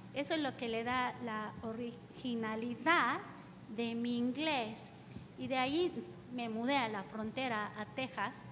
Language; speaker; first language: Spanish; early bilingual, heritage; Spanish